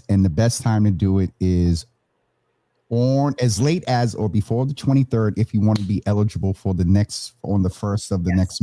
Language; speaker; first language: English; native; English